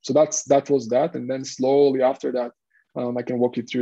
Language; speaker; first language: English; non-native, fluent; Hebrew